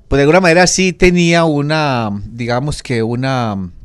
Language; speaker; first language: Spanish; native; Spanish